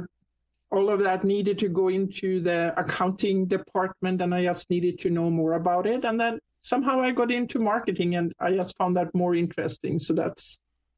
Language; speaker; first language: English; non-native, fluent; Swedish